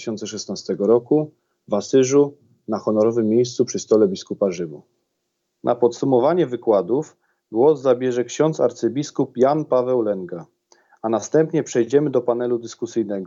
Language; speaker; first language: Polish; native; Polish